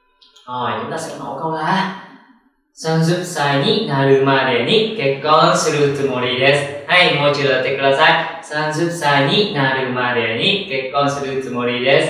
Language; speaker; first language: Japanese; non-native, fluent; Vietnamese